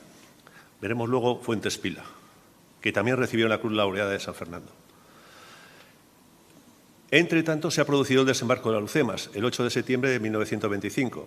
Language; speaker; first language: Spanish; native; Spanish